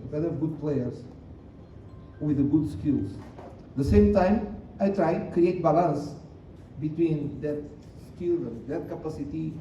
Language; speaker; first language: English; non-native, learner; Portuguese